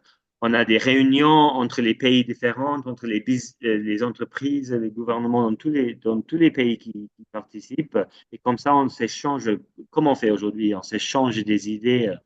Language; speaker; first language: French; non-native, fluent; English